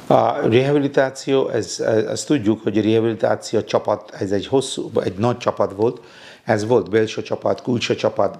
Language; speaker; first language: Hungarian; non-native, fluent; Bangla